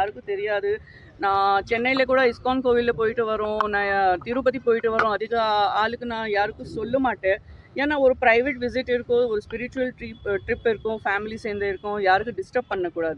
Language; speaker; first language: Tamil; non-native, local second language; Gujarati